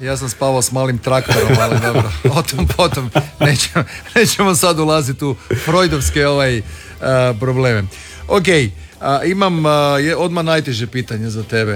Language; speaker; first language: Serbian; native; Serbian